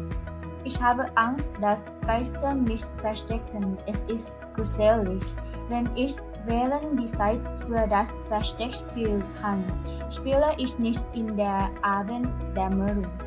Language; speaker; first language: German; non-native, learner; Thai